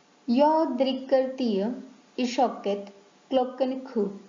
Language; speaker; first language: Swedish; non-native, learner; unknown